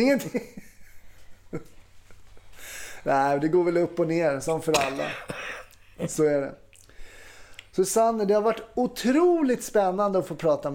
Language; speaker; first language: Swedish; native; Swedish